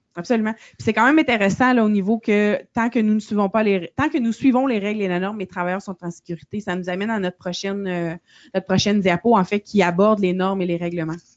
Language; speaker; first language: French; native; French